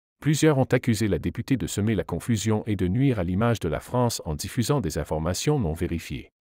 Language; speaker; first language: French; native; French